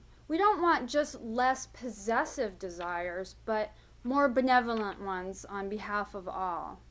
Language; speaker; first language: English; native; English